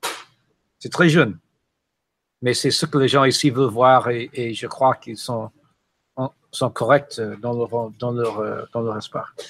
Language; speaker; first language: French; non-native, fluent; English